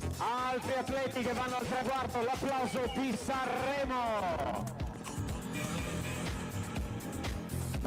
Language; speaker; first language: Italian; native; Italian